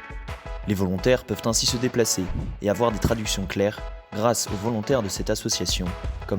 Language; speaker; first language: French; native; French